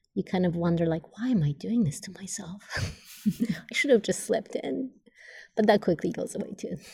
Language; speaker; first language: English; non-native, fluent; Polish